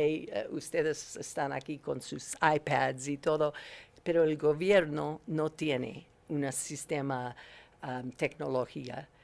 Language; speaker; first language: Spanish; non-native, learner; English